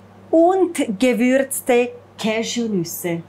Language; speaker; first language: German; non-native, fluent; Italian